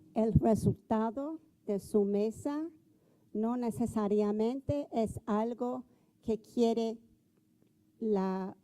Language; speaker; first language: Spanish; non-native, fluent; English